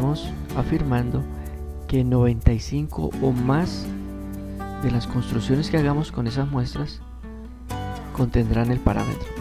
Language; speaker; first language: Spanish; native; Spanish